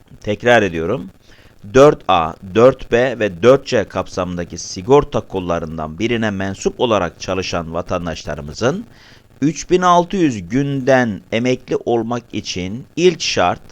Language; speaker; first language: Turkish; native; Turkish